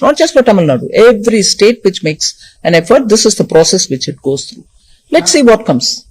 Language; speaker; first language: English; non-native, local second language; Tamil